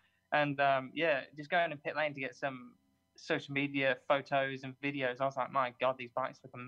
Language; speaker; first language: English; native; English